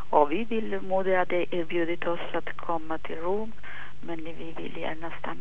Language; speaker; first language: Swedish; non-native, fluent; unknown